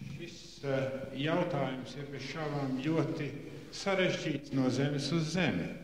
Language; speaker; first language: Latvian; early bilingual, heritage; Latvian